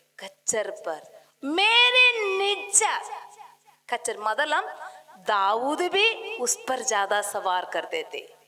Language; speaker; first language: Hindi; non-native, local second language; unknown